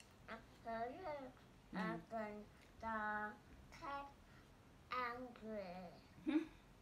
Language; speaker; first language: English; non-native, learner; Cantonese